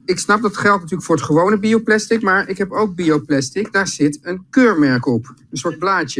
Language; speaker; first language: Dutch; native; Dutch